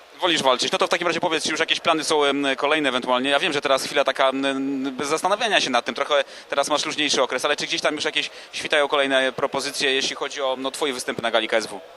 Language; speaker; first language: Polish; native; Polish